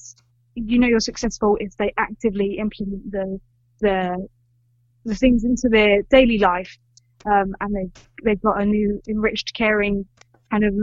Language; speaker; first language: English; native; English